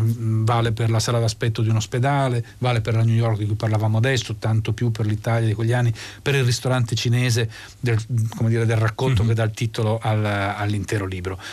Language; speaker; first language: Italian; native; Italian